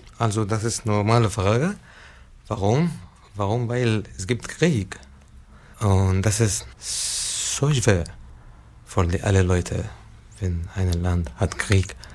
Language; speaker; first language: German; non-native, learner; Arabic